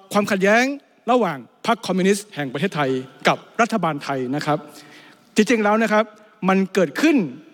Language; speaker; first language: Thai; non-native, local second language; Hmong